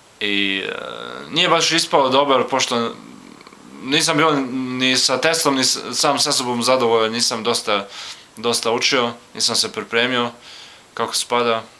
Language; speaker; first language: Croatian; early bilingual, heritage; Croatian